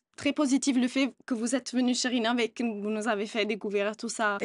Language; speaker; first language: French; non-native, fluent; Italian